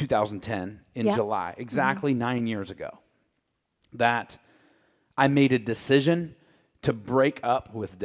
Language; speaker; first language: English; native; English